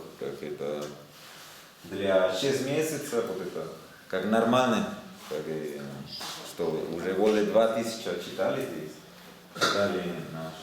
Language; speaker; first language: Russian; non-native, learner; Spanish